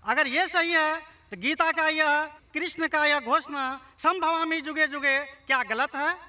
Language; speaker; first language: Hindi; native; Hindi